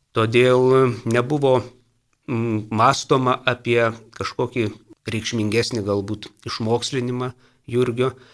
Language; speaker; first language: Lithuanian; native; Lithuanian